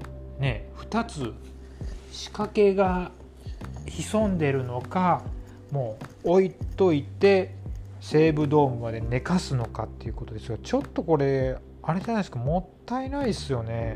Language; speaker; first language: Japanese; native; Japanese